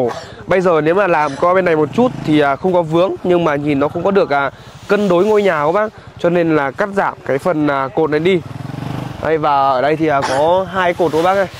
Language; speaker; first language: Vietnamese; native; Vietnamese